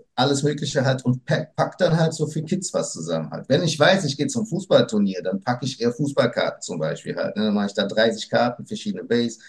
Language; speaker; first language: German; early bilingual, other home language; Portuguese